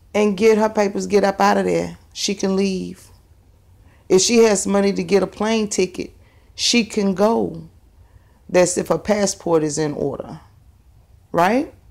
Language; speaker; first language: English; native; English